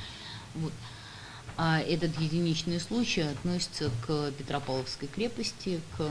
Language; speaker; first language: Russian; native; Russian